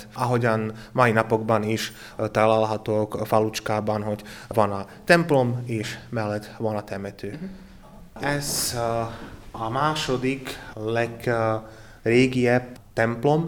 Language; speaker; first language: Hungarian; non-native, learner; Slovak